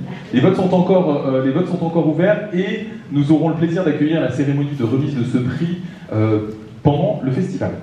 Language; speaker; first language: French; native; French